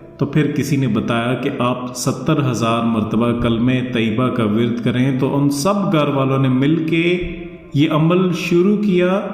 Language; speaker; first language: Urdu; non-native, local second language; Northern Hindko